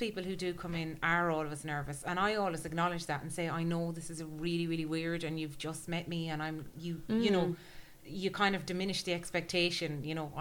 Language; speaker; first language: English; native; English